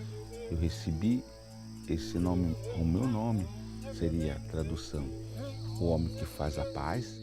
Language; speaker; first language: Portuguese; non-native, local second language; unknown